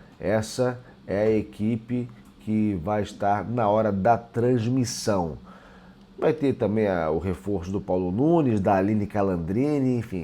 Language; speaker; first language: Portuguese; native; Portuguese